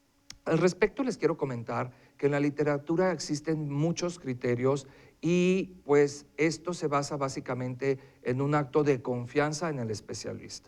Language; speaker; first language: Spanish; native; Spanish